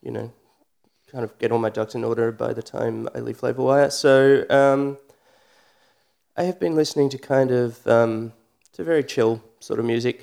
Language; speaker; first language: English; native; English